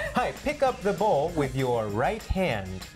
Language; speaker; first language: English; native; English